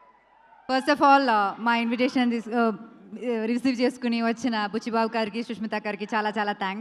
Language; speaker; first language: Telugu; non-native, local second language; Malayalam